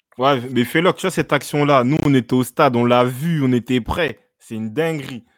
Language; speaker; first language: French; native; French